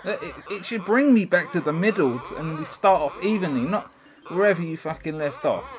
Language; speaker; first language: English; native; English